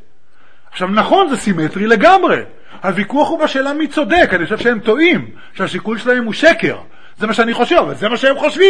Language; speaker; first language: Hebrew; native; Hebrew